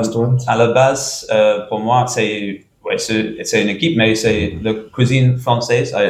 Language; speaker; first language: French; non-native, learner; English